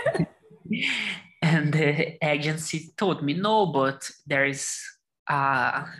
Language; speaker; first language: English; non-native, learner; Portuguese